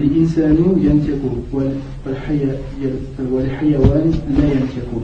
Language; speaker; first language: Arabic; non-native, learner; French